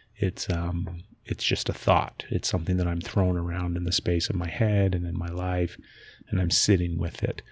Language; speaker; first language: English; native; English